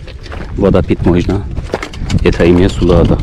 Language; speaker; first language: Russian; non-native, learner; Turkish